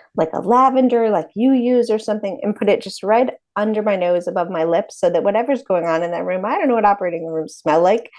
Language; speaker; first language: English; native; English